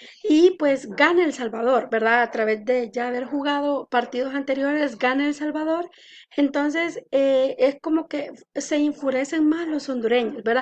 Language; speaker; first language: Spanish; native; Spanish